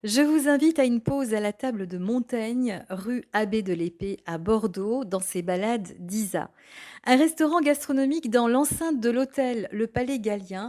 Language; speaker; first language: French; native; French